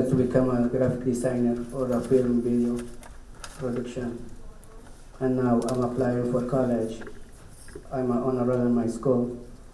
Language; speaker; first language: English; non-native, learner; Kʼicheʼ